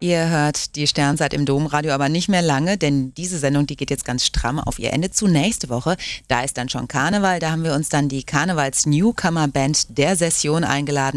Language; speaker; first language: German; native; German